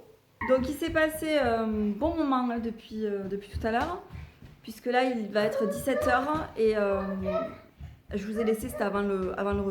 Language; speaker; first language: French; native; French